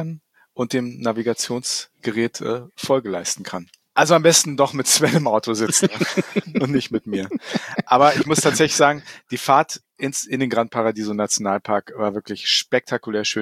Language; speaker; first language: German; native; German